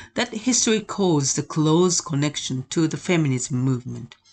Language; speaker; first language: English; non-native, fluent; Japanese